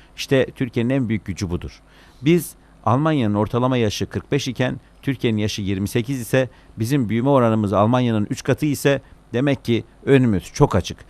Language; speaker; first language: Turkish; native; Turkish